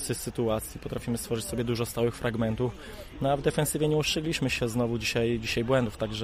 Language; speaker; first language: Polish; native; Polish